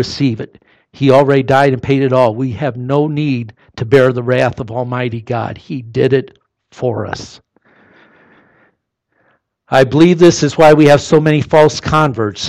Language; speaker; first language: English; native; English